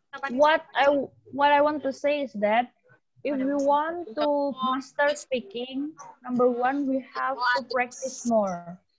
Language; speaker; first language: English; non-native, fluent; Indonesian